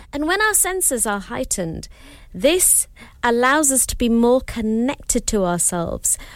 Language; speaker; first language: English; early bilingual, other home language; Urdu